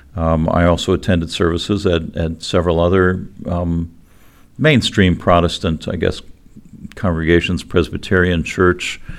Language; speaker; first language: English; native; English